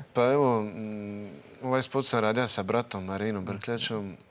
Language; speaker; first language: Croatian; native; Croatian